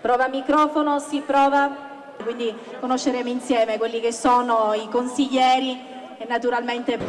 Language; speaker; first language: Italian; native; Italian